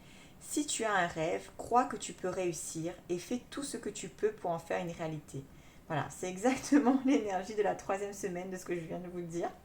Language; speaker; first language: French; native; French